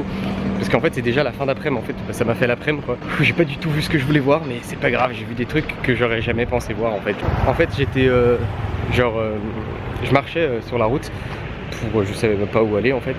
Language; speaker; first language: French; native; French